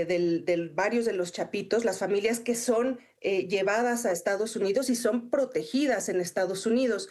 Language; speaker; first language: Spanish; native; Spanish